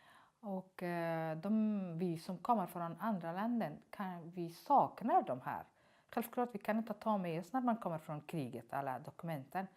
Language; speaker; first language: Swedish; non-native, learner; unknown